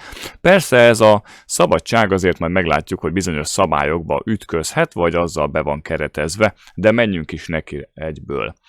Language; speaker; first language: Hungarian; native; Hungarian